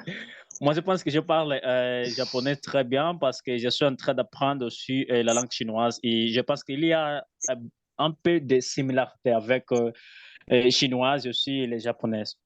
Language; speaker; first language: French; non-native, learner; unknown